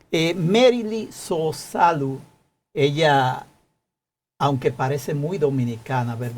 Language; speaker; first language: Spanish; native; Spanish